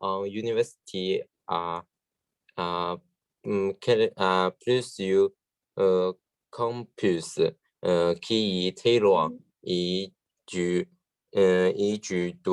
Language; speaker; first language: French; non-native, learner; Chinese